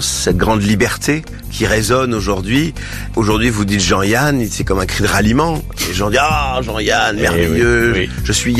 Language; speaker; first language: French; native; French